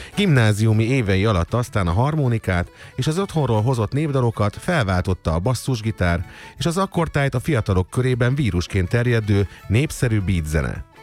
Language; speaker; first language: Hungarian; native; Hungarian